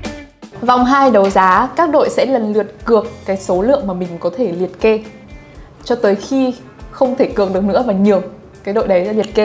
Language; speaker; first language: Vietnamese; native; Vietnamese